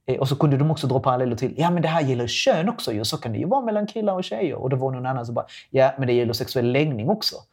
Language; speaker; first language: Swedish; non-native, fluent; Spanish